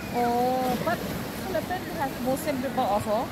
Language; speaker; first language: English; non-native, learner; Indonesian